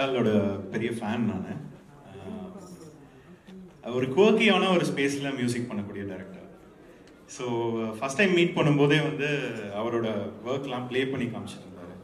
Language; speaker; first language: Tamil; native; Tamil